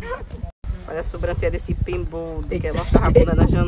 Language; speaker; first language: Portuguese; native; Portuguese